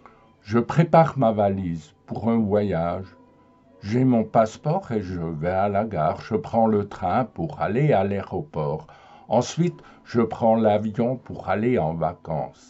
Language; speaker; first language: French; non-native, fluent; German